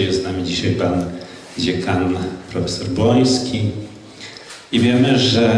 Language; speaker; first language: Polish; native; Polish